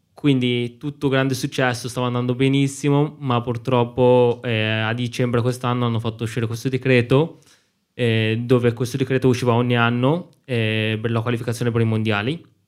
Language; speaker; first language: Italian; non-native, fluent; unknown